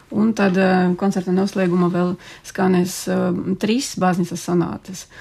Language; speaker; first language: Latvian; non-native, local second language; Russian